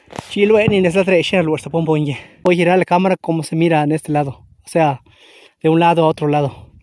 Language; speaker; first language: Spanish; non-native, local second language; Zapotec